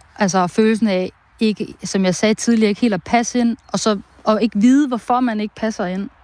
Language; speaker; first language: Danish; early bilingual, other home language; Bosnian